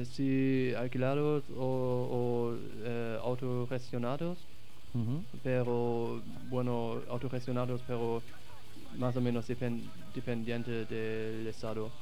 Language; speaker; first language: Spanish; non-native, fluent; German